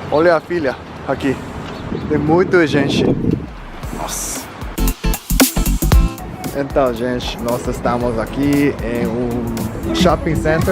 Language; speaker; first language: Portuguese; non-native, learner; English